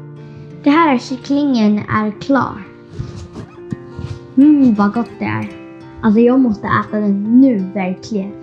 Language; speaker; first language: Swedish; non-native, learner; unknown